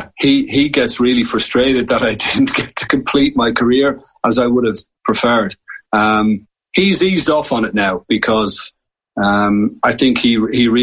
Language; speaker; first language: English; native; English